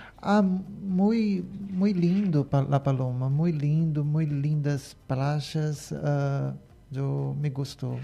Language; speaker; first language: Spanish; non-native, learner; Portuguese